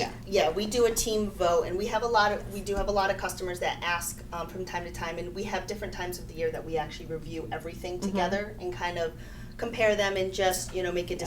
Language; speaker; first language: English; native; English